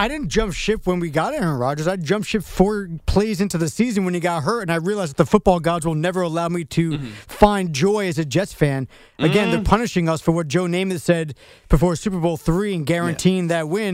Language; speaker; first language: English; native; English